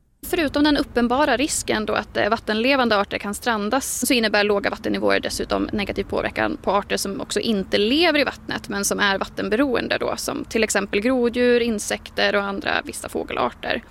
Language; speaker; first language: Swedish; native; Swedish